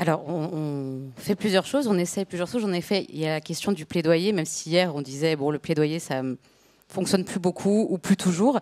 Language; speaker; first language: French; native; French